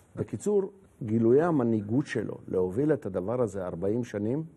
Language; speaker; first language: Hebrew; native; Hebrew